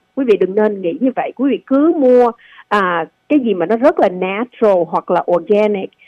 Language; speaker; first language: Vietnamese; native; Vietnamese